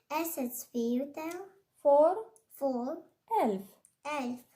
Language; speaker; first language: German; non-native, learner; Ukrainian